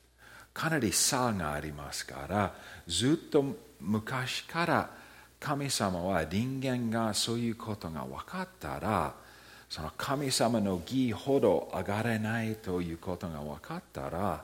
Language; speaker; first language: Japanese; early bilingual, heritage; Japanese